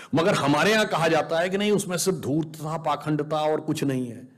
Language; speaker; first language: Hindi; native; Hindi